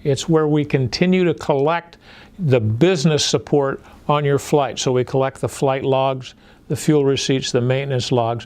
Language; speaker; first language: English; native; English